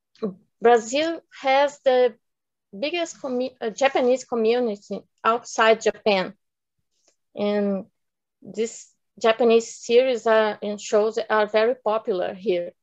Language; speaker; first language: English; non-native, fluent; Portuguese